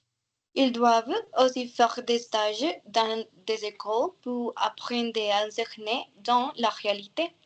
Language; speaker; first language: French; non-native, learner; Spanish